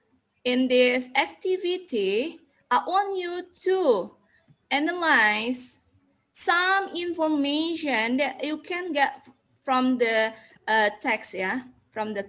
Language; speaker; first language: English; non-native, learner; Indonesian